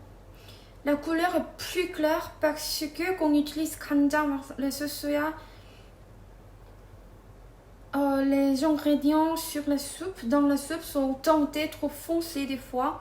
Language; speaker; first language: French; non-native, fluent; Korean